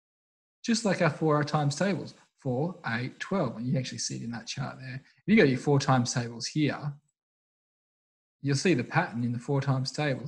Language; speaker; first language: English; native; English